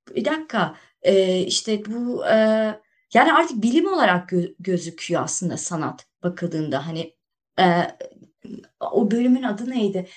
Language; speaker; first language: Turkish; native; Turkish